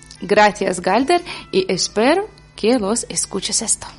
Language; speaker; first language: Spanish; non-native, learner; Ukrainian